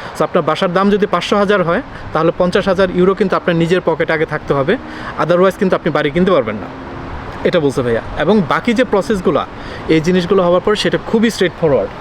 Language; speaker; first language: Bangla; native; Bangla